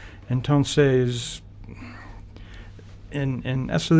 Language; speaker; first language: Spanish; non-native, learner; English